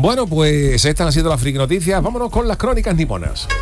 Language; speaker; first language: Spanish; native; Spanish